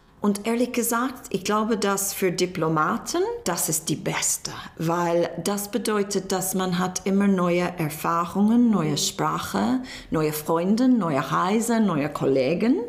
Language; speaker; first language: German; non-native, learner; English